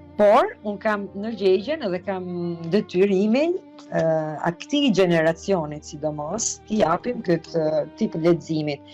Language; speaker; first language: Albanian; native; Albanian